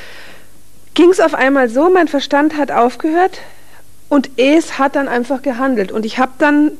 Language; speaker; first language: German; native; German